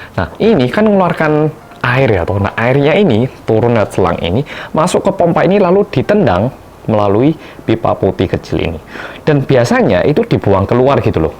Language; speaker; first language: Indonesian; non-native, fluent; Korean